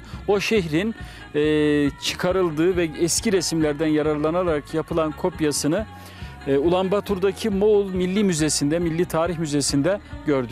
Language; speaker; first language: Turkish; native; Turkish